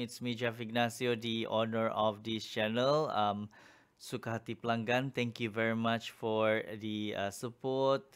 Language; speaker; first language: English; non-native, local second language; Malay